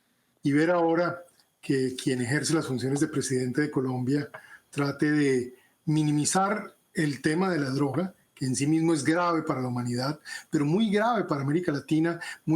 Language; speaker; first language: Spanish; native; Spanish